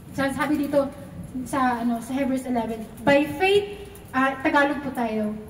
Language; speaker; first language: Filipino; non-native, local second language; Cebuano